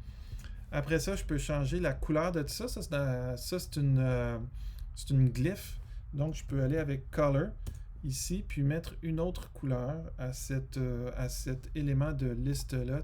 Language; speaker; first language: French; native; French